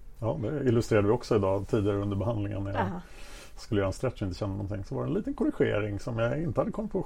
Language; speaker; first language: Swedish; native; Swedish